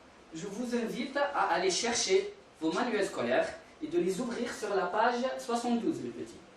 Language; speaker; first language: French; non-native, local second language; Arabic